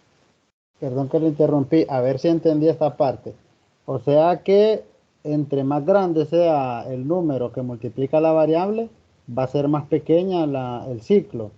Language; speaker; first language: Spanish; native; Spanish